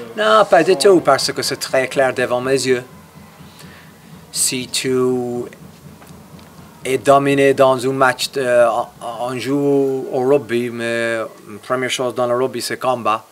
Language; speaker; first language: French; non-native, fluent; English